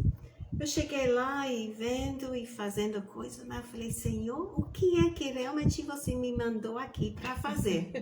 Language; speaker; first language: Portuguese; non-native, fluent; English